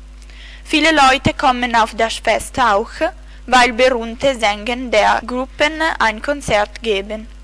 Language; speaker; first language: German; non-native, learner; Italian